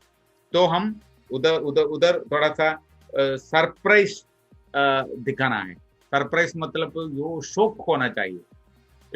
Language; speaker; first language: Hindi; non-native, local second language; Malayalam